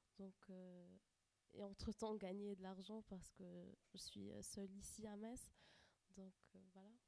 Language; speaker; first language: French; non-native, local second language; Arabic